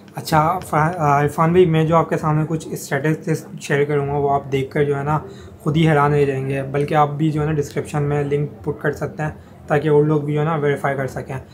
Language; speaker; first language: Urdu; native; Urdu